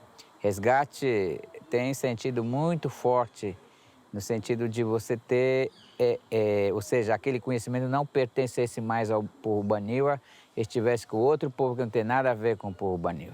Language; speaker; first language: Portuguese; non-native, local second language; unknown